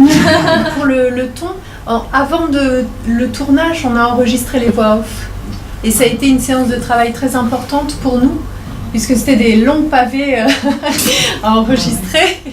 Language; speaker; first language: French; native; French